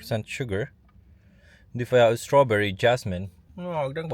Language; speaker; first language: Dutch; early bilingual, other home language; Filipino